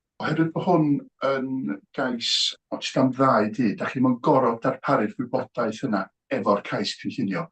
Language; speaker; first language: Welsh; native; Welsh